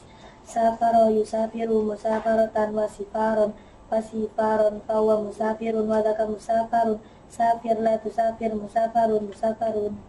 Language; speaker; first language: Arabic; non-native, learner; Indonesian